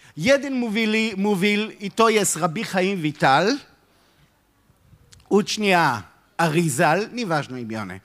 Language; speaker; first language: Polish; non-native, fluent; Hebrew